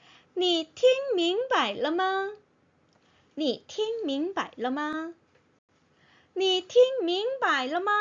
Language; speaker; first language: Chinese; non-native, fluent; Korean